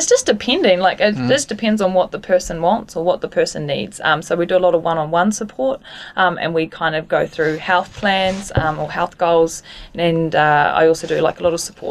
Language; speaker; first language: English; native; English